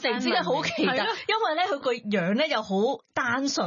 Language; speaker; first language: Cantonese; native; Cantonese